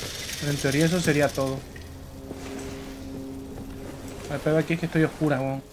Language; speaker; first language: Spanish; native; Spanish